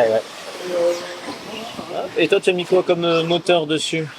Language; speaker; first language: French; native; French